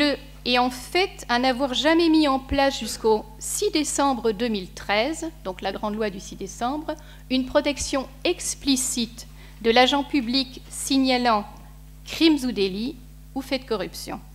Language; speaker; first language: French; native; French